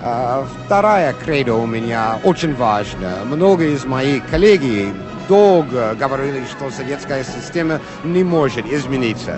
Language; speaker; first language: Russian; non-native, fluent; English